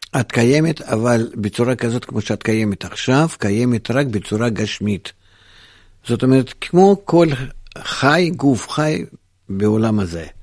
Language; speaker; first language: Hebrew; non-native, fluent; Russian